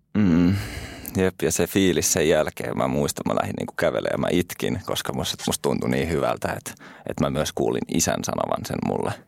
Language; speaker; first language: Finnish; early bilingual, other home language; French